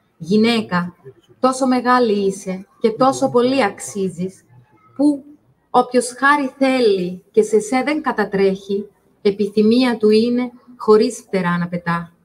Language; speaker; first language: Greek; non-native, fluent; Italian